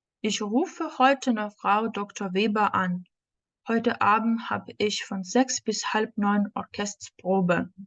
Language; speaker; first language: German; non-native, fluent; Ukrainian